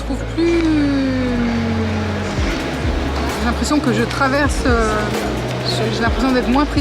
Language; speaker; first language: French; native; French